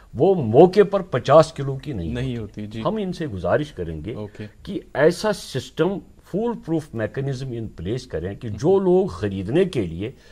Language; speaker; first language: Hindi; non-native, local second language; Kashmiri